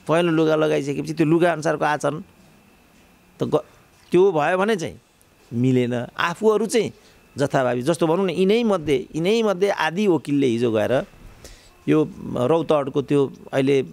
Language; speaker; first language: Nepali; native; Nepali